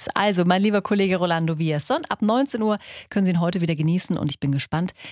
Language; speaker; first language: German; native; German